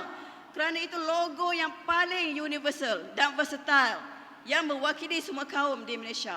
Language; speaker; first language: Malay; native; Malay